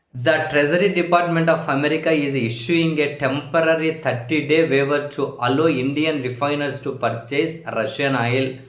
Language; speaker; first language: English; non-native, local second language; Telugu